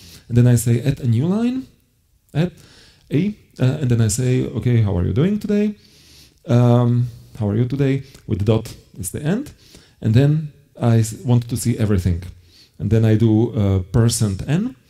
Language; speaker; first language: English; non-native, fluent; Slovak